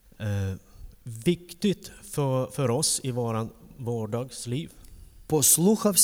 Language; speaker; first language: Swedish; non-native, fluent; Ukrainian